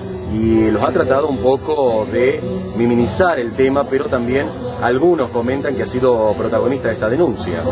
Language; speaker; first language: Spanish; native; Spanish